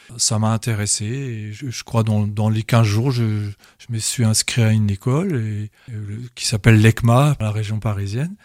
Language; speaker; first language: French; native; French